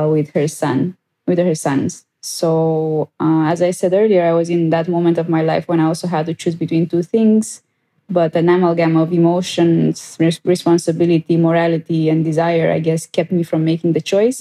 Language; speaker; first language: English; non-native, fluent; Romanian